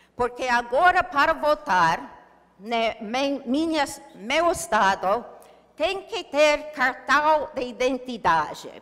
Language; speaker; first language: Portuguese; non-native, learner; English